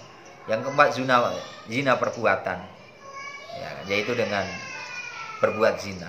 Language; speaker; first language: Indonesian; native; Indonesian